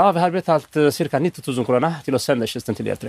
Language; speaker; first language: Norwegian; non-native, fluent; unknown